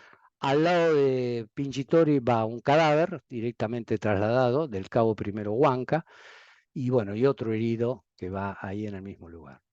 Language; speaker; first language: Spanish; native; Spanish